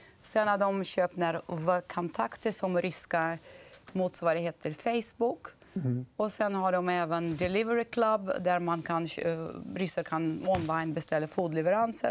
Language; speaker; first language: Swedish; non-native, fluent; Russian